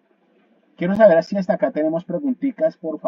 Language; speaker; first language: Spanish; native; Spanish